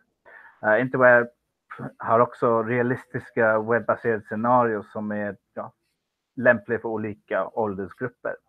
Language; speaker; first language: Swedish; non-native, fluent; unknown